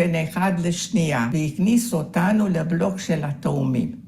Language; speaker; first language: Hebrew; early bilingual, other home language; Hungarian